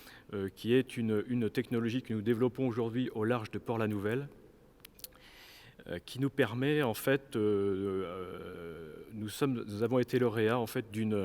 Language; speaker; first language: French; native; French